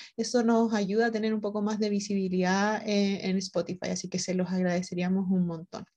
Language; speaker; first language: Spanish; native; Spanish